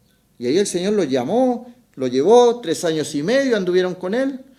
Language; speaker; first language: Spanish; native; Spanish